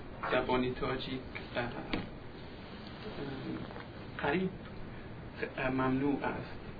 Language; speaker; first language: Persian; non-native, fluent; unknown